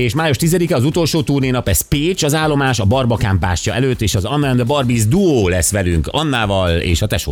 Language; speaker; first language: Hungarian; native; Hungarian